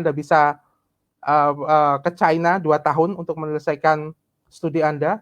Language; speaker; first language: Indonesian; native; Indonesian